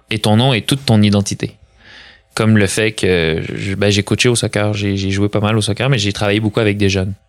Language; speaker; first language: French; early bilingual, other home language; Arabic